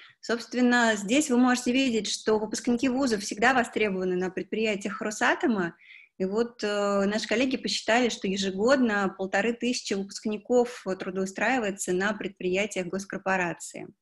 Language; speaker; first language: Russian; native; Russian